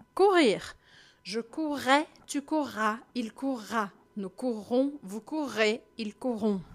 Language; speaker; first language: French; non-native, fluent; Portuguese